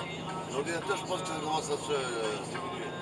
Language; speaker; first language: French; native; French